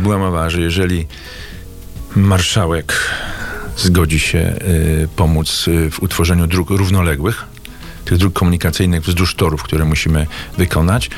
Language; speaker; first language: Polish; native; Polish